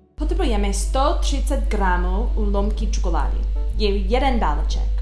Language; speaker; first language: Czech; non-native, learner; English